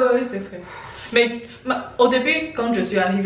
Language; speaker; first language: French; non-native, learner; Chinese